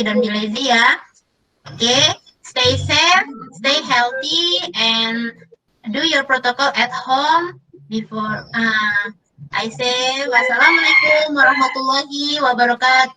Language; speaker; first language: English; non-native, learner; Indonesian